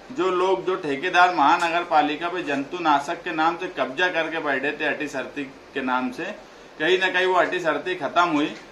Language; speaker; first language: Hindi; non-native, local second language; Urdu